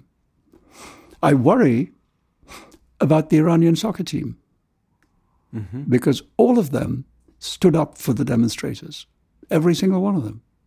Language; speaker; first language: English; non-native, local second language; Urdu